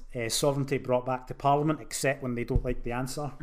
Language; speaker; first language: English; native; English